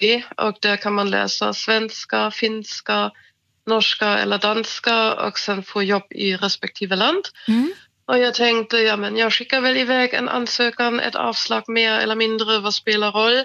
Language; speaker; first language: Swedish; non-native, fluent; German